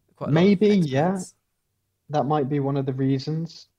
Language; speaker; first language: English; native; English